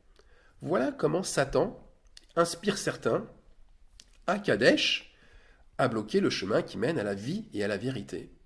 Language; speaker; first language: French; native; French